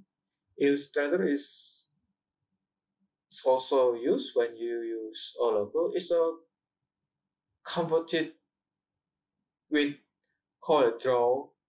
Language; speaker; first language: English; non-native, learner; Indonesian